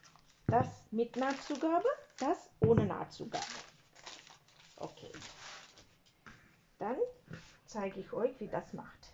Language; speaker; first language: German; non-native, learner; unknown